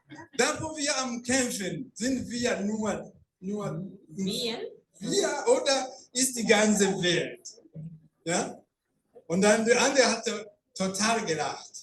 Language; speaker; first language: German; non-native, fluent; Rundi